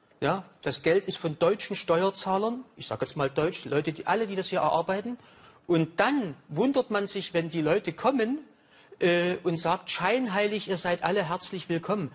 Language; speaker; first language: German; native; German